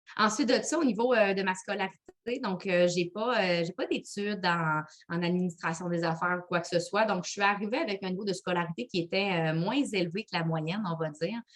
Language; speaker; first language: French; native; French